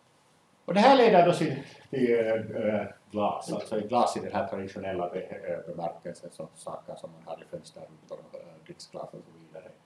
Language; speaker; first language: Swedish; native; Swedish